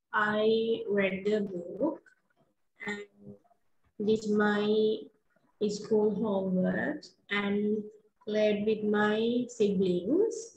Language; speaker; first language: English; non-native, learner; Sinhala